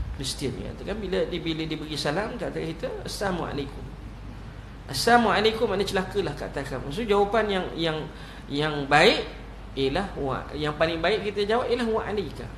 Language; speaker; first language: Malay; native; Malay